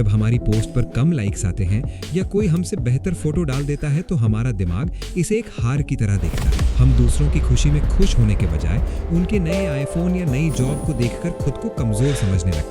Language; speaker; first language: Hindi; native; Hindi